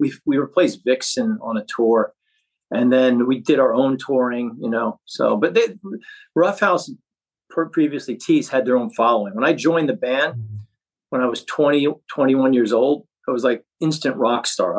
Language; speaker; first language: English; native; English